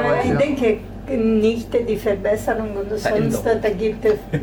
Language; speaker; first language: German; non-native, fluent; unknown